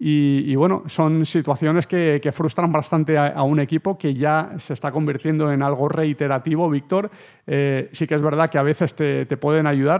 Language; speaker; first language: Spanish; native; Spanish